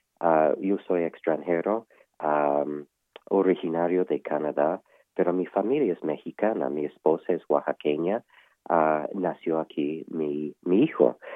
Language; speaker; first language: Spanish; non-native, fluent; English